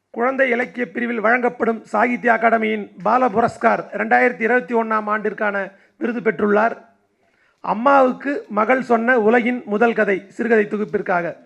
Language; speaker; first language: Tamil; native; Tamil